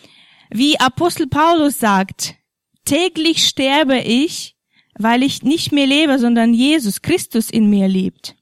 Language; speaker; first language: German; non-native, fluent; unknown